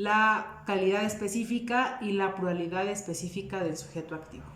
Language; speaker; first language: Spanish; native; Spanish